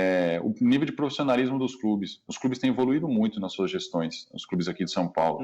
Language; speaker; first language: Portuguese; native; Portuguese